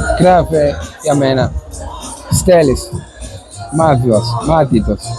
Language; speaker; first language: Greek; non-native, learner; Turkish